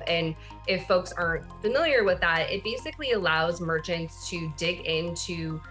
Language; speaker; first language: English; native; English